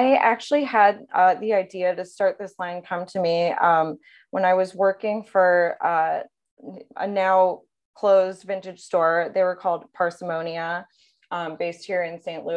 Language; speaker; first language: English; native; English